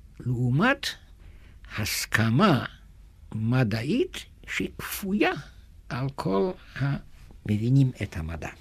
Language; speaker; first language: Hebrew; non-native, fluent; German